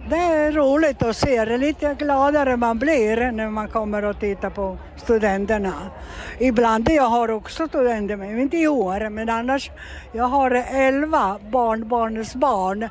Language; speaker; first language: Swedish; non-native, learner; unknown